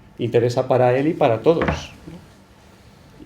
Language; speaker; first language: Spanish; native; Spanish